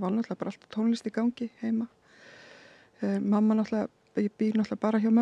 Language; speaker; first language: Icelandic; native; Icelandic